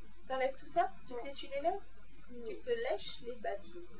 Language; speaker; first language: French; native; French